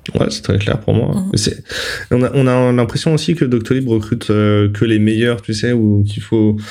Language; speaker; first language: French; native; French